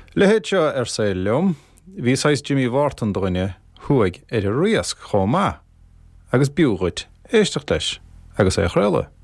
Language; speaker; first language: Irish; native; Irish